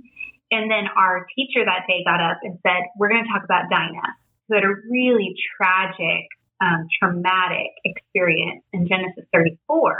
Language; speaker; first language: English; native; English